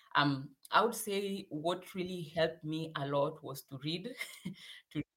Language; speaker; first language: English; non-native, local second language; Swahili